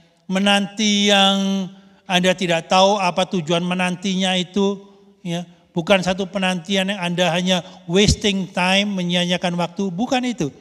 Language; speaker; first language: Indonesian; native; Indonesian